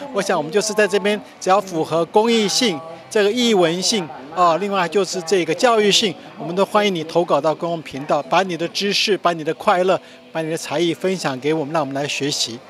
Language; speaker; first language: Chinese; native; Chinese